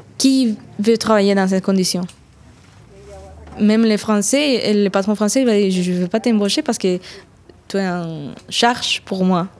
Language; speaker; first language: French; non-native, learner; Spanish